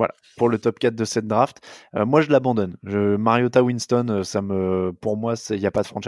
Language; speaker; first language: French; native; French